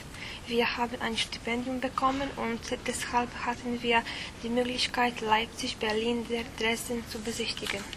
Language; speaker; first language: German; non-native, fluent; Polish